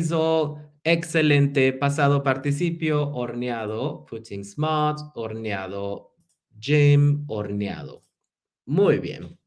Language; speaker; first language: Spanish; non-native, fluent; English